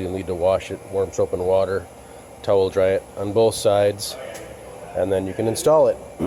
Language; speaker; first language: English; native; English